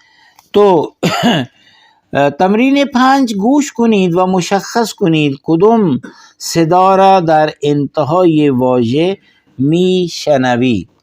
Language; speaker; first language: Persian; non-native, fluent; Urdu